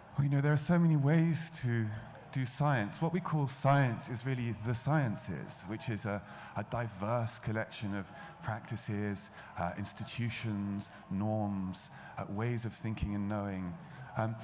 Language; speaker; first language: English; native; English